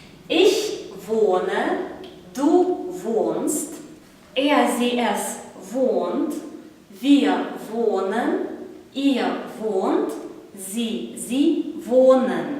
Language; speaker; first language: German; non-native, fluent; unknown